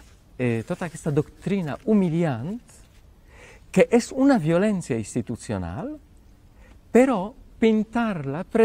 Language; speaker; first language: Catalan; non-native, fluent; Polish